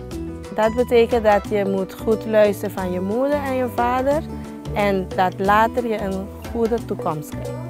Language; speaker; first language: Dutch; non-native, local second language; Papiamento